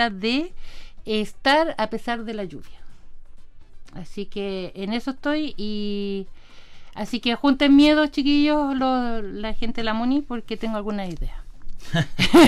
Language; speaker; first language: Spanish; native; Spanish